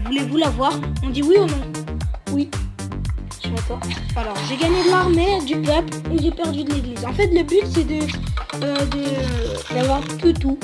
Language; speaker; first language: French; native; French